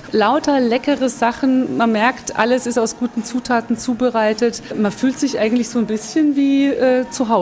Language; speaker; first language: German; native; German